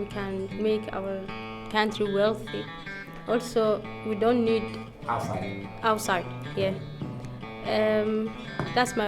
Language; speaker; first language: English; non-native, local second language; Somali